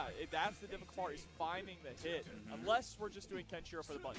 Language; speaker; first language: English; native; English